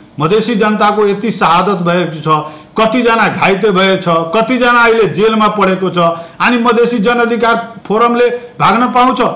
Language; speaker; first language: Nepali; non-native, local second language; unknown